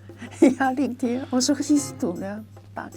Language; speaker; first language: Norwegian; non-native, learner; Chinese